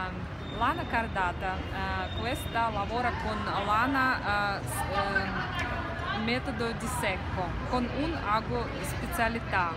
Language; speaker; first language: Italian; non-native, learner; Russian